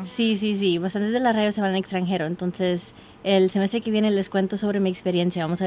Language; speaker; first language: Spanish; early bilingual, heritage; Spanish